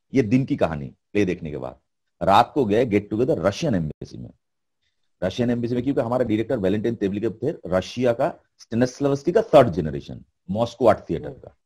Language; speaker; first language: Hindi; non-native, local second language; Bangla